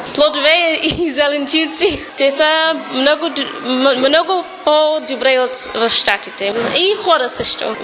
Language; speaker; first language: Bulgarian; non-native, learner; English